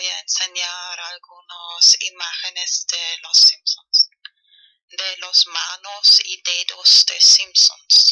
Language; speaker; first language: Spanish; non-native, fluent; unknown